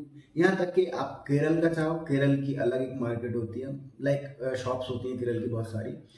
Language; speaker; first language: Hindi; native; Hindi